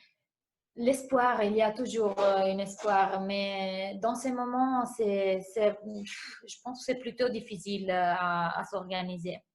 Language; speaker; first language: French; non-native, fluent; Italian